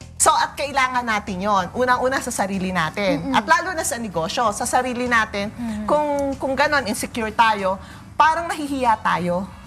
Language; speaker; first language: Filipino; native; Filipino